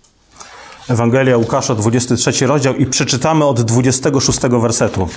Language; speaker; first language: Polish; native; Polish